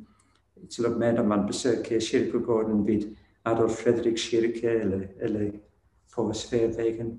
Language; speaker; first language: Swedish; non-native, fluent; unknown